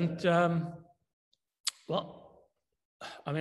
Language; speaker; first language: English; native; English